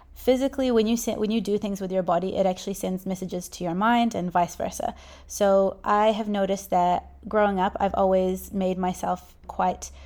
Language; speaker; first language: English; native; English